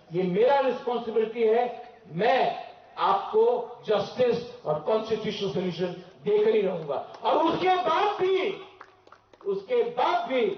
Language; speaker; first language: Hindi; non-native, local second language; Kok Borok